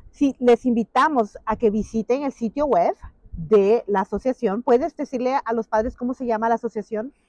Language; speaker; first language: Spanish; native; Spanish